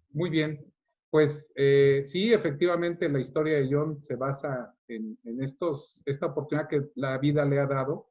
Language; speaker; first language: Spanish; native; Spanish